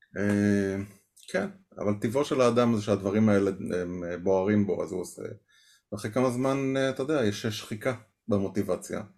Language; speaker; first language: Hebrew; native; Hebrew